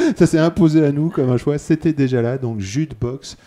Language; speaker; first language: French; native; French